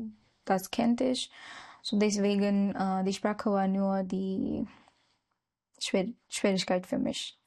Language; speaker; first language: German; non-native, learner; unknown